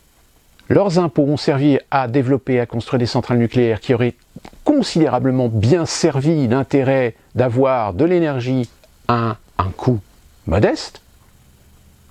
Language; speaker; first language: French; native; French